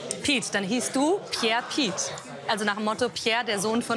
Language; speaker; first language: German; native; German